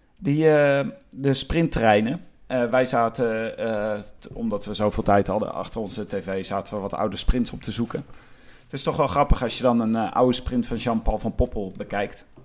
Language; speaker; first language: Dutch; native; Dutch